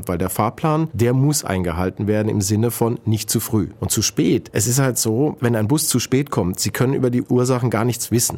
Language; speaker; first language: German; native; German